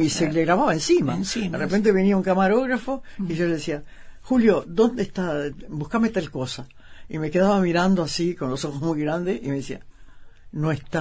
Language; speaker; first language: Spanish; native; Spanish